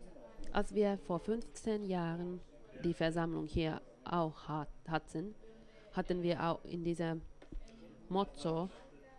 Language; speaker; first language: German; non-native, fluent; Finnish